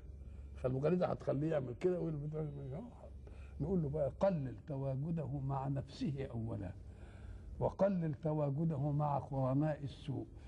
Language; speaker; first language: Arabic; native; Arabic